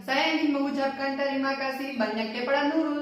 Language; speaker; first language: Indonesian; non-native, learner; Gujarati